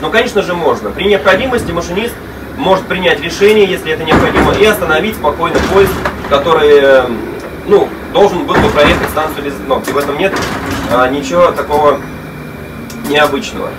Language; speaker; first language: Russian; native; Russian